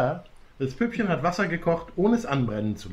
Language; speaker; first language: German; native; German